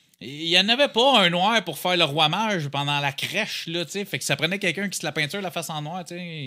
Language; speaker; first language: French; native; French